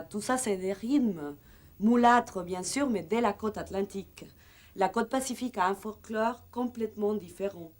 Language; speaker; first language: French; non-native, fluent; Spanish